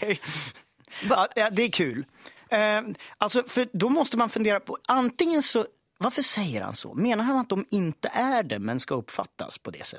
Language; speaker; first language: Swedish; native; Swedish